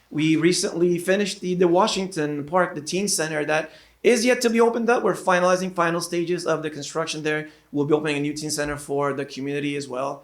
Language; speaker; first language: English; native; English